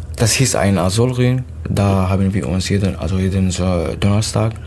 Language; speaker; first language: German; non-native, fluent; Arabic